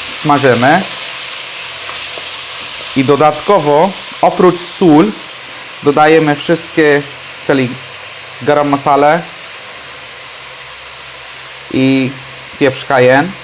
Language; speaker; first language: Polish; non-native, fluent; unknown